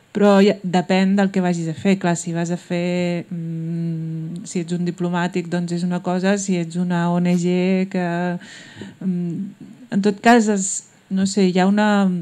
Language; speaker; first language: Catalan; early bilingual, other home language; Berber languages